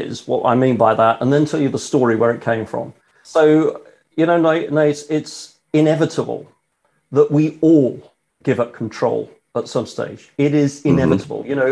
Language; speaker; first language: English; native; English